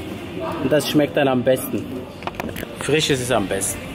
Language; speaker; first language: German; native; German